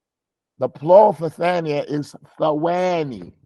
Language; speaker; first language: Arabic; non-native, fluent; English